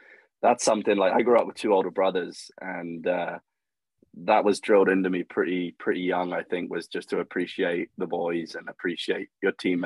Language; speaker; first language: English; native; English